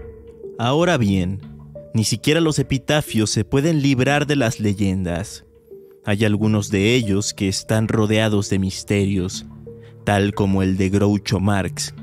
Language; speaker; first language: Spanish; native; Spanish